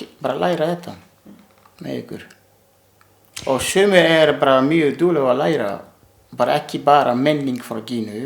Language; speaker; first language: Icelandic; non-native, learner; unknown